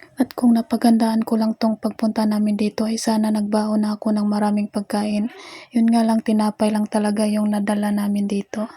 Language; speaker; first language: Filipino; non-native, local second language; Cebuano